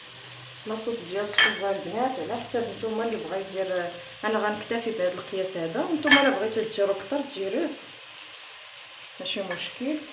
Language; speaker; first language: Arabic; native; Arabic